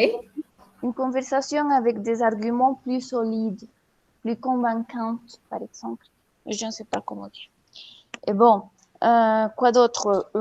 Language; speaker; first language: French; non-native, fluent; Spanish